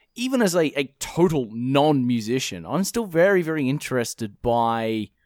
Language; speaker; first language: English; native; English